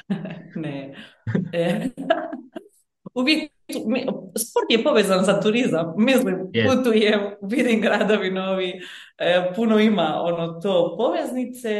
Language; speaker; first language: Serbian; early bilingual, heritage; Bosnian